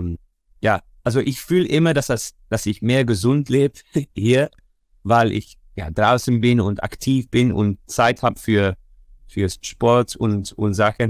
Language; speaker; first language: German; non-native, fluent; Dutch